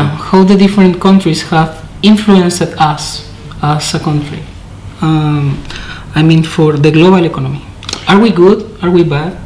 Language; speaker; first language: English; non-native, fluent; Spanish